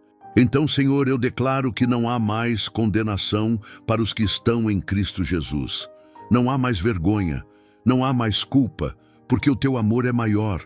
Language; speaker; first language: Portuguese; native; Portuguese